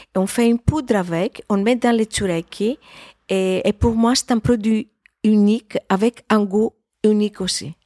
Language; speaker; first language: French; non-native, fluent; Greek